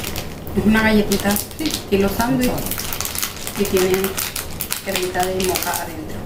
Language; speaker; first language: Spanish; native; Spanish